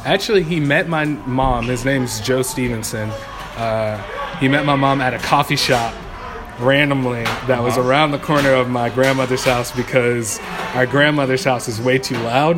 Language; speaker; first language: English; native; English